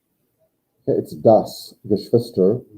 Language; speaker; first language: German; non-native, fluent; English